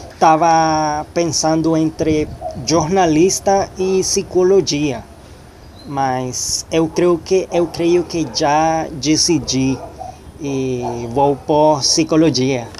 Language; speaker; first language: Portuguese; non-native, learner; Spanish